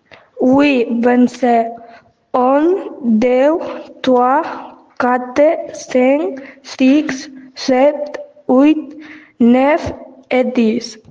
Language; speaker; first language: French; non-native, learner; Catalan